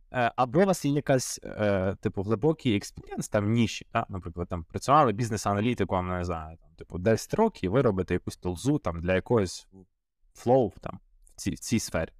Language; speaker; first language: Ukrainian; native; Ukrainian